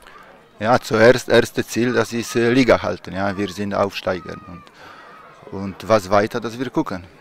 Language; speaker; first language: German; non-native, learner; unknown